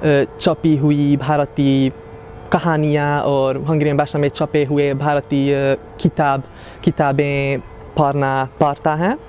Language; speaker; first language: Hindi; non-native, fluent; Hungarian